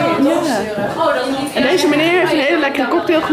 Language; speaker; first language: Dutch; native; Dutch